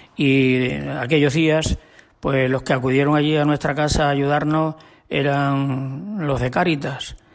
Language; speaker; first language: Spanish; native; Spanish